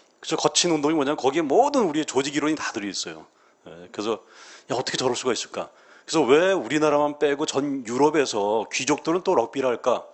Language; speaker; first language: Korean; native; Korean